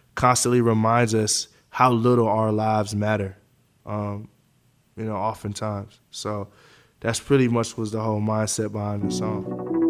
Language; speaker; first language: English; native; English